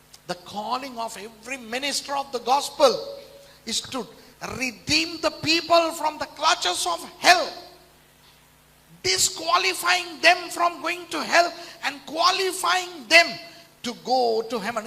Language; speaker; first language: English; non-native, local second language; Tamil